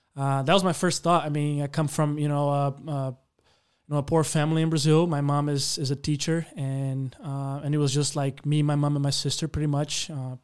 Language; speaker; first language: English; non-native, fluent; Portuguese